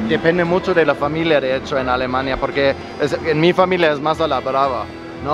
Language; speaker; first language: Spanish; non-native, fluent; German